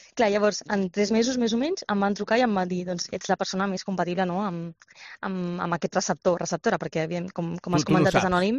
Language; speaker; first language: Catalan; native; Catalan